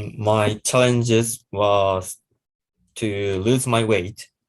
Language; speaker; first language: English; non-native, learner; Japanese